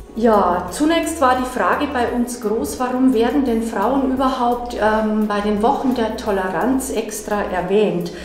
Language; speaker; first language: German; native; German